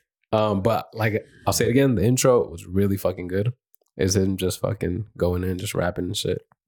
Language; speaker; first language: English; early bilingual, other home language; Spanish